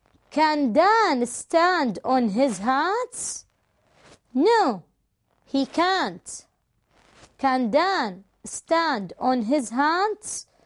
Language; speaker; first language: English; non-native, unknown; Arabic